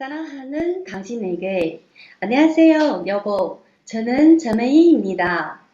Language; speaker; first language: Korean; non-native, learner; Chinese